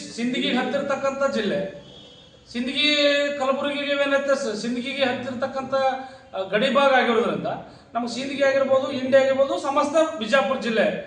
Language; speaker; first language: Kannada; native; Kannada